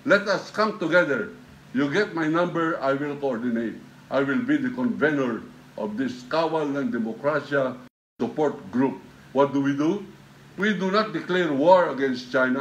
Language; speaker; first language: English; non-native, local second language; Filipino